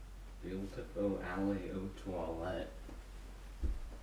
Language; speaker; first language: French; non-native, learner; English